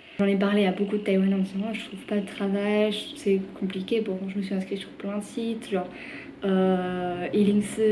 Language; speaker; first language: French; native; French